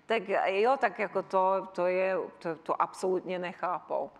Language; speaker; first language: Czech; early bilingual, heritage; Czech